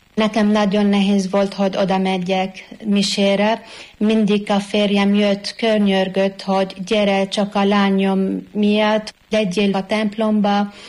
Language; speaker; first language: Hungarian; non-native, fluent; Arabic